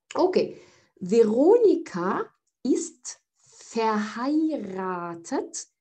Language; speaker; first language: German; non-native, fluent; Arabic